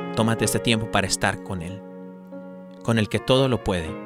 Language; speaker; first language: Spanish; early bilingual, heritage; Spanish